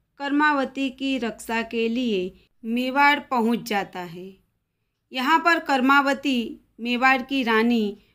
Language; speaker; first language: Hindi; non-native, local second language; Gujarati